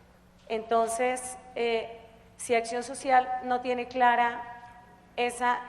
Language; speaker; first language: Spanish; native; Spanish